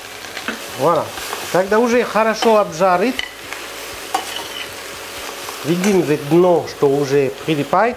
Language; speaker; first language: Russian; non-native, learner; French